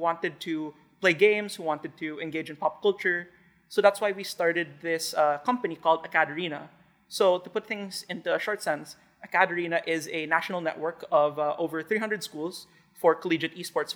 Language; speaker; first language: English; non-native, local second language; Hiligaynon